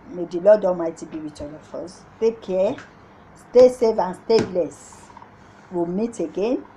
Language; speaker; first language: English; non-native, local second language; Yoruba